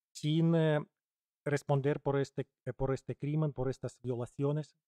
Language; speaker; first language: Spanish; non-native, fluent; Ukrainian